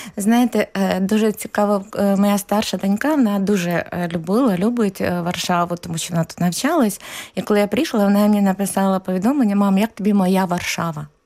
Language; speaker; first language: Ukrainian; native; Ukrainian